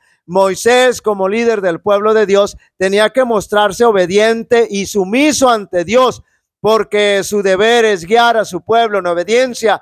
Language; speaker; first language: Spanish; native; Spanish